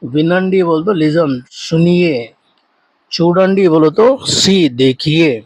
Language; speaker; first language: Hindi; non-native, local second language; Urdu